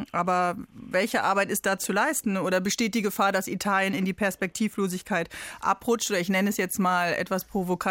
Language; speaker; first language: German; native; German